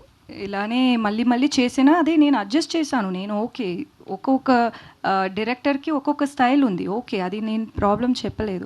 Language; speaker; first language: Telugu; non-native, learner; Tamil